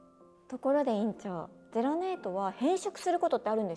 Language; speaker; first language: Japanese; native; Japanese